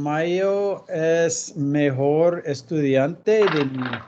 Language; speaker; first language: Spanish; non-native, learner; English